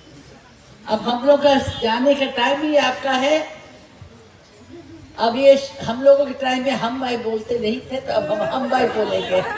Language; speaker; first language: Hindi; non-native, local second language; Bangla